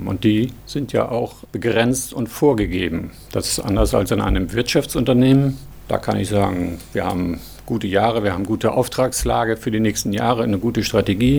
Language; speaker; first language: German; native; German